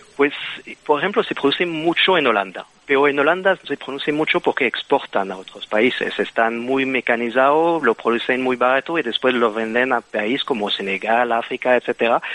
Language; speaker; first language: Spanish; non-native, fluent; French